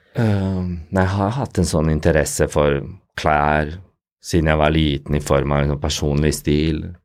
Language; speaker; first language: Norwegian; early bilingual, other home language; Bosnian